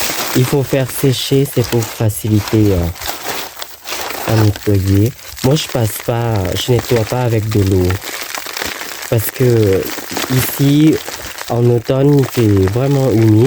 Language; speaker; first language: French; non-native, learner; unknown